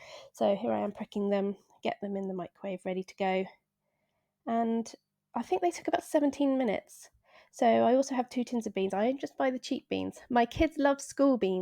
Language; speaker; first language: English; native; English